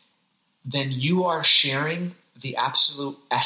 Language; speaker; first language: English; native; English